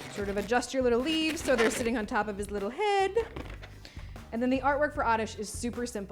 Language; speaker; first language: English; native; English